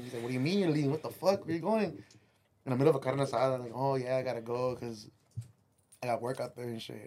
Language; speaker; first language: English; early bilingual, other home language; Spanish